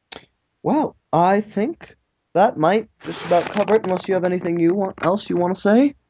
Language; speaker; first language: English; native; English